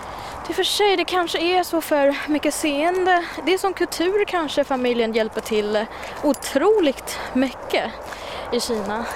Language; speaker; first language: Swedish; non-native, fluent; Chinese